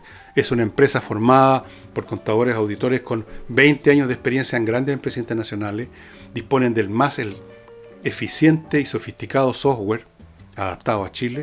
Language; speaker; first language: Spanish; native; Spanish